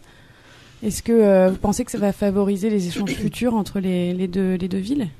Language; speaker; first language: French; native; French